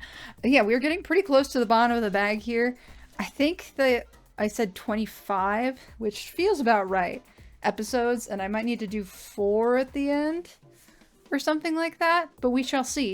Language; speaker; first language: English; native; English